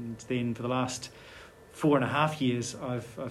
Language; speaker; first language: English; native; English